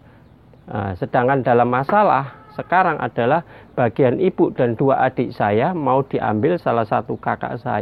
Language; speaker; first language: Indonesian; native; Indonesian